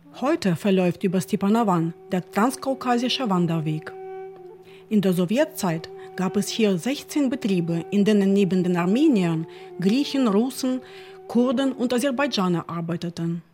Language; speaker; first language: German; non-native, fluent; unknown